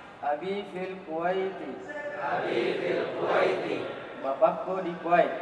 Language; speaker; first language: Arabic; non-native, learner; Indonesian